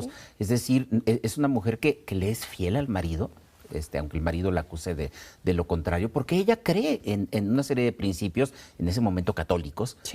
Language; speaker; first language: Spanish; native; Spanish